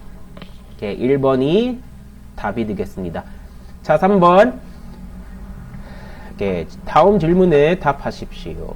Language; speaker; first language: Korean; non-native, learner; Filipino